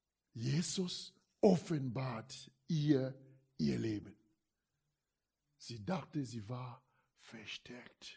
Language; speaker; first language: German; non-native, fluent; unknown